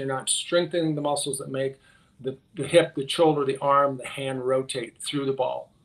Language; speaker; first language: English; native; English